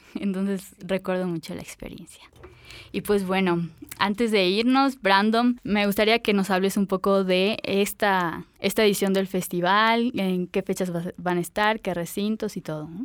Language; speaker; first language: Spanish; native; Spanish